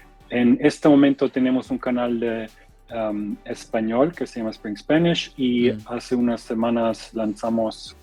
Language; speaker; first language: Spanish; non-native, fluent; German